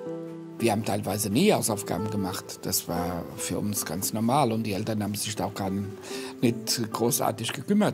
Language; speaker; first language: German; early bilingual, other home language; Portuguese